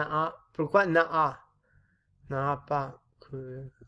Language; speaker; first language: French; non-native, learner; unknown